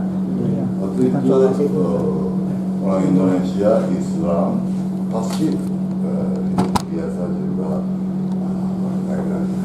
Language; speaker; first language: Indonesian; non-native, learner; Japanese